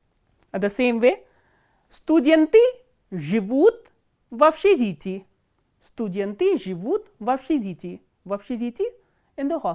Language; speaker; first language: Russian; non-native, fluent; Hindi